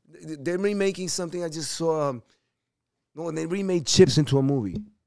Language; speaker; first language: English; early bilingual, other home language; Spanish